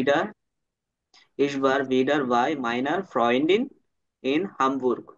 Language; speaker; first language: German; non-native, learner; Bangla